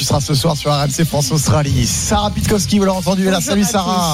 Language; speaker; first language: French; native; French